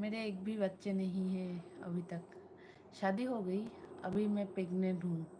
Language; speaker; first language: Hindi; non-native, local second language; Bangla